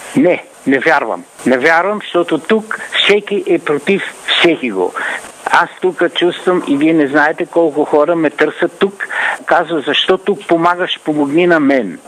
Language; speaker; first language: Bulgarian; native; Bulgarian